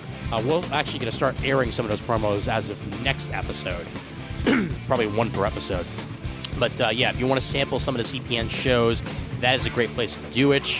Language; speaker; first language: English; native; English